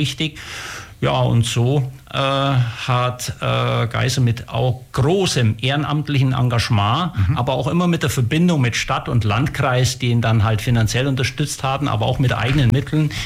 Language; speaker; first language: German; native; German